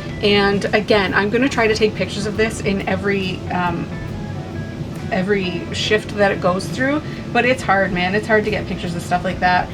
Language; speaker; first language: English; native; English